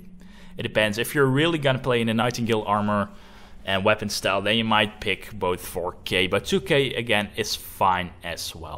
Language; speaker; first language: English; non-native, fluent; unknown